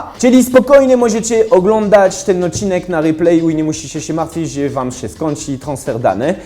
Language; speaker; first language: Polish; non-native, fluent; French